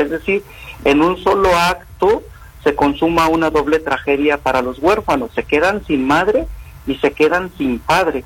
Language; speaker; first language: Spanish; native; Spanish